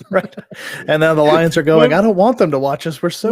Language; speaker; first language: English; native; English